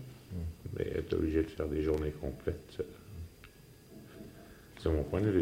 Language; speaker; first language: French; native; French